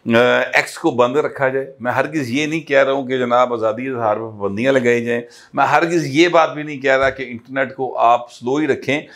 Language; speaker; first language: Urdu; non-native, local second language; Punjabi